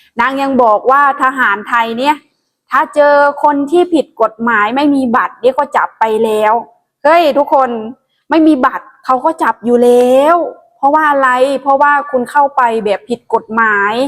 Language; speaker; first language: Thai; non-native, local second language; Northeastern Thai